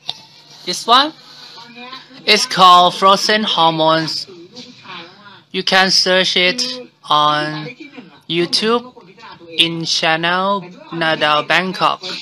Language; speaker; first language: English; non-native, learner; Thai